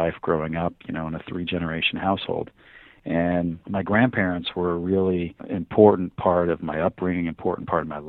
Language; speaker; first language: English; native; English